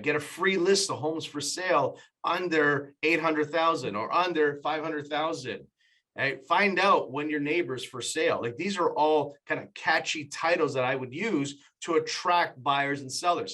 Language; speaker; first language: English; native; English